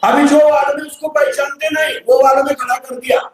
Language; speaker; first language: Hindi; non-native, local second language; Marathi